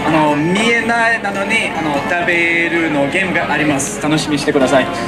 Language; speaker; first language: Japanese; non-native, learner; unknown